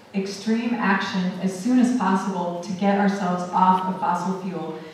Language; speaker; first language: English; native; English